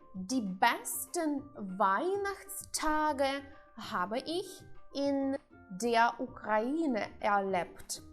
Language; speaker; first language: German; non-native, fluent; Ukrainian